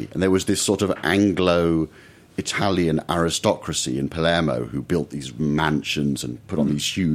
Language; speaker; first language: English; native; English